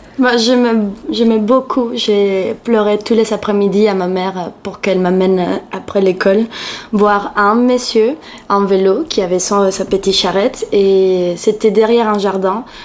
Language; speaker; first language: French; non-native, fluent; Spanish